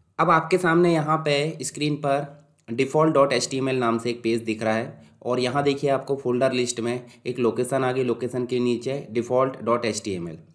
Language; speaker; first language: Hindi; native; Hindi